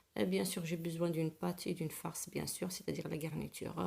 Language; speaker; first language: French; non-native, local second language; Arabic